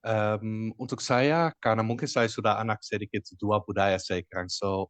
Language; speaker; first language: Indonesian; non-native, fluent; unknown